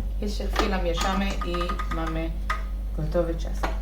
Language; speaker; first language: Polish; non-native, learner; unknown